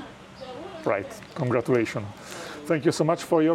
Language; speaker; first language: English; non-native, fluent; Italian